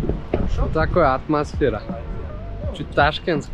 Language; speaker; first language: Russian; non-native, fluent; Uzbek